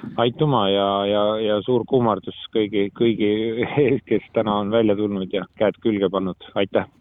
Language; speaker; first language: Estonian; native; Estonian